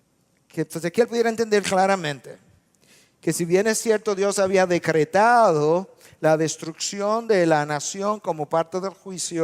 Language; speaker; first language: Spanish; native; Spanish